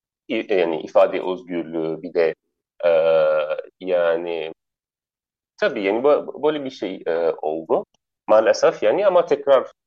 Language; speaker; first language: Turkish; non-native, learner; Arabic